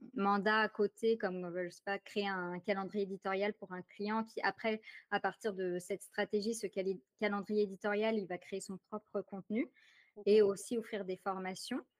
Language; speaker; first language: French; native; French